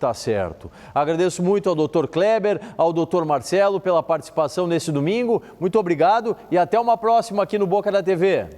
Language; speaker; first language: Portuguese; native; Portuguese